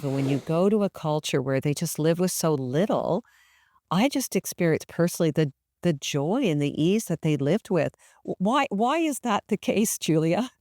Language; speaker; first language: English; native; English